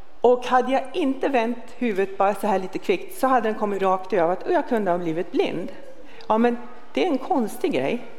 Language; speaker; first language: Swedish; native; Swedish